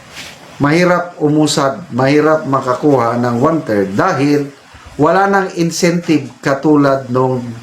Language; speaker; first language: Filipino; native; Filipino